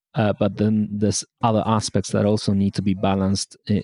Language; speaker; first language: English; non-native, fluent; Spanish